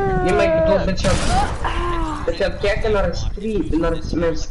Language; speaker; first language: Dutch; native; Dutch